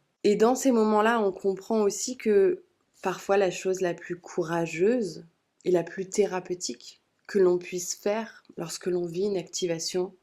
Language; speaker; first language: French; native; French